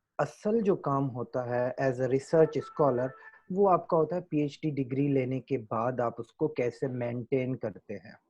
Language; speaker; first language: Urdu; non-native, local second language; Sindhi